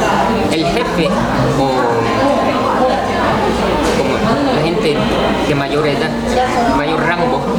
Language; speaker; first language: Spanish; non-native, fluent; Korean